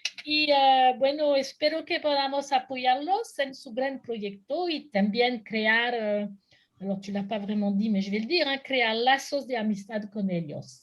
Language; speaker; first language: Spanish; non-native, fluent; French